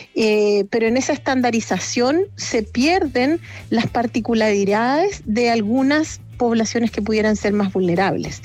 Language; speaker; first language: Spanish; native; Spanish